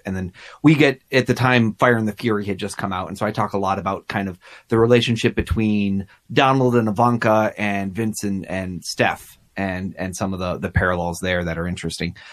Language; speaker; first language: English; native; English